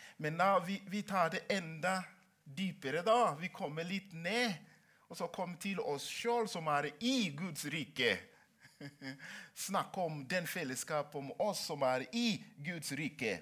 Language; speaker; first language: Norwegian; non-native, learner; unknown